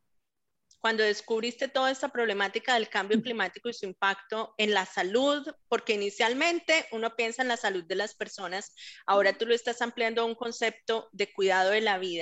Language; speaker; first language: Spanish; native; Spanish